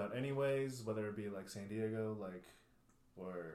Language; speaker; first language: English; early bilingual, other home language; Chinese